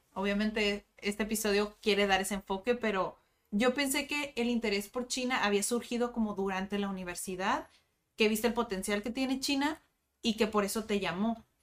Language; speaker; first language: Spanish; native; Spanish